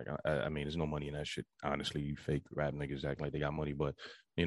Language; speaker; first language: English; native; English